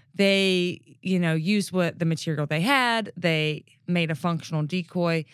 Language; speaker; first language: English; native; English